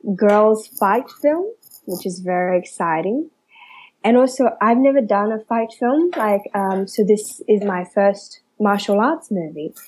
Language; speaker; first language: English; early bilingual, other home language; Chinese